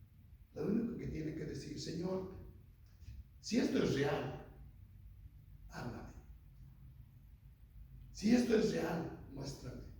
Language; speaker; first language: Spanish; native; Spanish